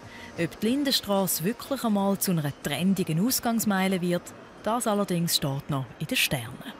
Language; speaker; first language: German; native; German